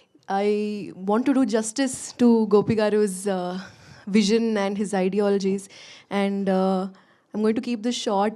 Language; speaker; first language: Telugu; non-native, local second language; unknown